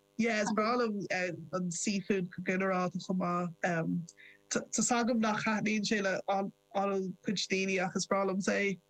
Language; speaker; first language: Irish; non-native, local second language; English